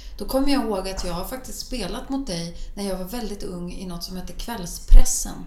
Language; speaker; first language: Swedish; native; Swedish